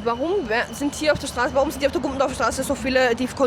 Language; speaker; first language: German; non-native, fluent; Mongolian